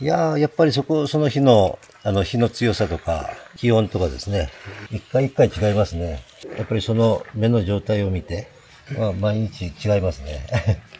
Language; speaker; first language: Japanese; native; Japanese